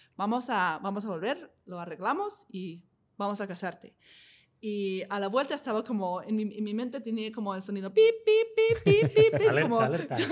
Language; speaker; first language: Spanish; non-native, fluent; English